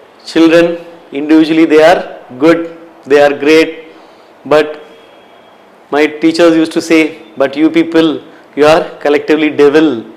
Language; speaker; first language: English; non-native, local second language; Tamil